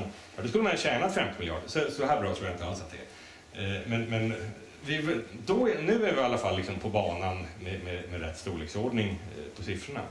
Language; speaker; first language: Swedish; native; Swedish